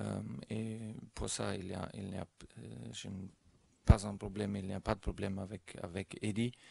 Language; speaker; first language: French; non-native, fluent; German